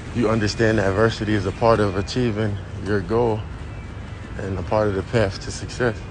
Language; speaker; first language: English; native; English